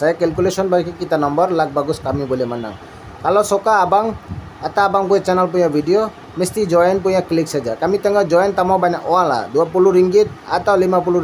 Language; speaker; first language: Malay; non-native, learner; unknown